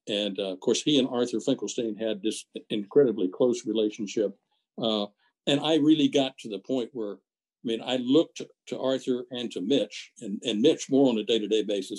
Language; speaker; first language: English; native; English